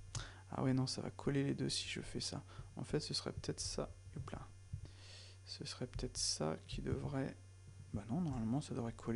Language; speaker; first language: French; native; French